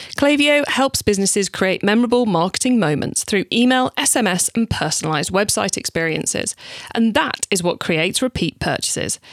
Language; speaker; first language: English; native; English